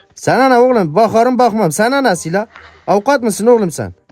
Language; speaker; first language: Turkish; native; Turkish